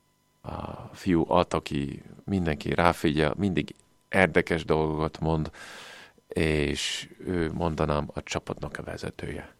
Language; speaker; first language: Hungarian; non-native, fluent; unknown